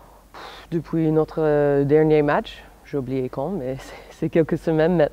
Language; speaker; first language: French; non-native, fluent; English